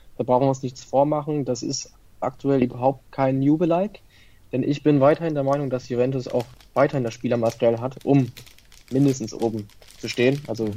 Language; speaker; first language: German; early bilingual, other home language; Italian